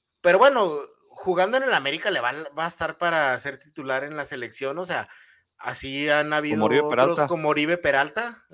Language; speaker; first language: Spanish; native; Spanish